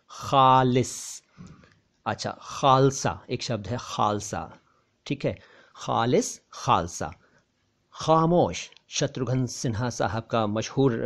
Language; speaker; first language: Urdu; native; Urdu